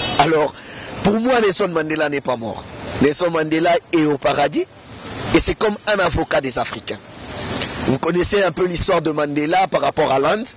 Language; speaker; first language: French; non-native, local second language; Lingala